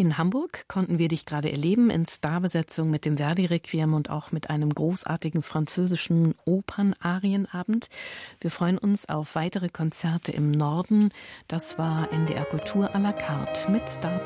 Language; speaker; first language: German; native; German